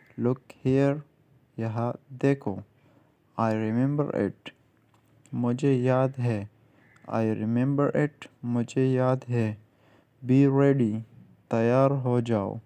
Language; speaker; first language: Urdu; native; Urdu